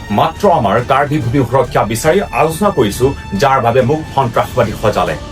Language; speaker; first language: Assamese; non-native, local second language; Karbi